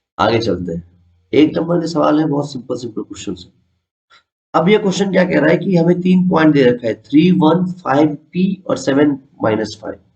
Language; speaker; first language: Hindi; native; Hindi